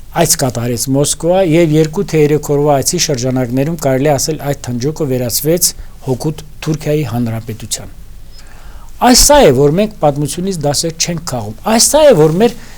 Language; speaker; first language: Armenian; native; Armenian